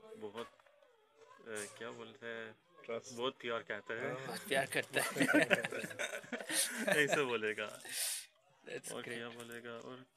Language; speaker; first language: Hindi; non-native, learner; Persian